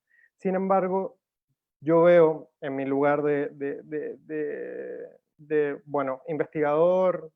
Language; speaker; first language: Spanish; native; Spanish